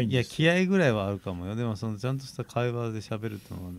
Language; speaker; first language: Japanese; native; Japanese